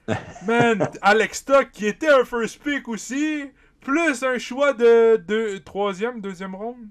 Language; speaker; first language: French; native; French